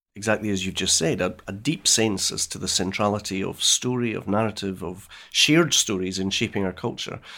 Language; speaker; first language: English; native; English